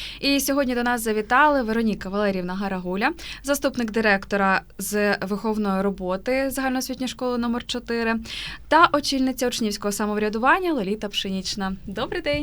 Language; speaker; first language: Ukrainian; native; Ukrainian